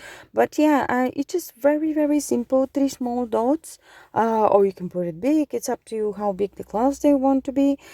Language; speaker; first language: English; non-native, fluent; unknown